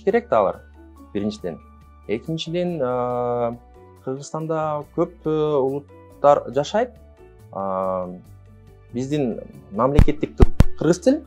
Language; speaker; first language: Kyrgyz; non-native, local second language; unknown